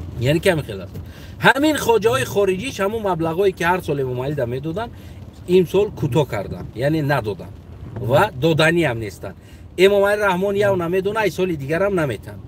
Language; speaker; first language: Tajik; non-native, local second language; Uzbek